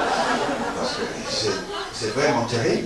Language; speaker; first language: French; non-native, learner; English